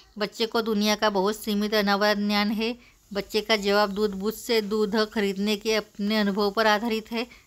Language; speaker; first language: Hindi; non-native, local second language; Marathi